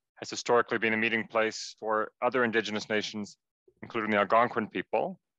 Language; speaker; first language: English; native; English